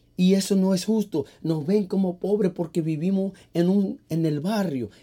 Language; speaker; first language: Spanish; early bilingual, heritage; Spanish